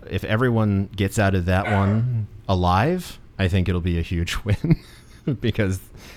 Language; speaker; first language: English; native; English